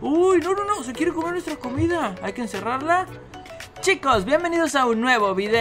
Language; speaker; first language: Spanish; native; Spanish